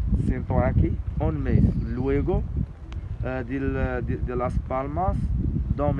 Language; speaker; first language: Spanish; non-native, learner; Arabic